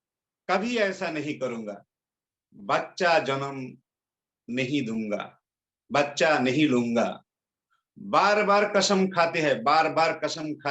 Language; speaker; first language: Hindi; non-native, local second language; Bangla